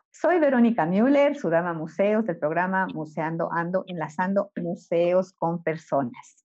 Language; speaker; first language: Spanish; native; Spanish